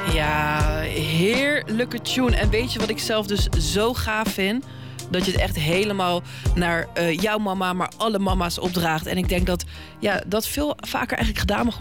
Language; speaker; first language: Dutch; native; Dutch